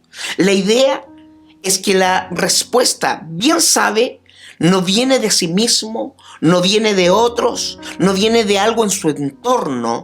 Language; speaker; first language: Spanish; native; Spanish